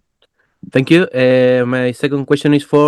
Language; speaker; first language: English; non-native, fluent; Spanish